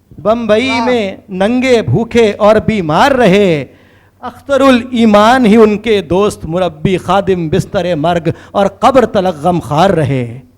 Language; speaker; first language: Urdu; native; Urdu